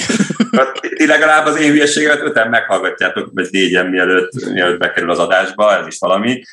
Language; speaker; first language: Hungarian; native; Hungarian